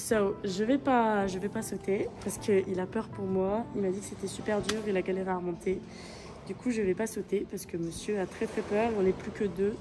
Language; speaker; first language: French; native; French